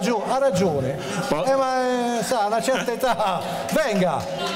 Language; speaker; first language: Italian; native; Italian